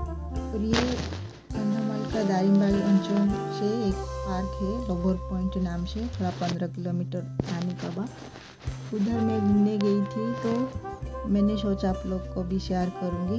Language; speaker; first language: Hindi; non-native, local second language; Odia